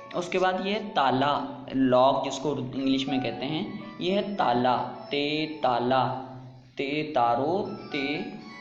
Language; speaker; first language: Urdu; non-native, local second language; Sindhi